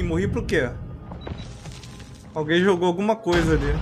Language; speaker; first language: Portuguese; native; Portuguese